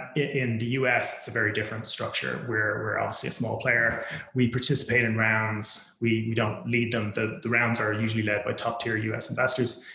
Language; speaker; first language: English; native; English